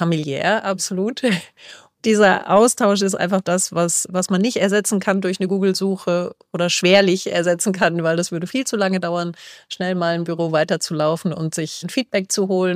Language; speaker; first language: German; native; German